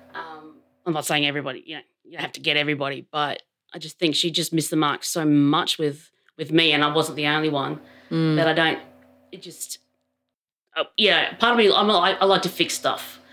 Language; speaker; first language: English; native; English